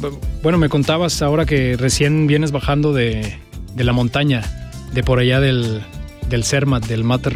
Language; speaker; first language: Spanish; native; Spanish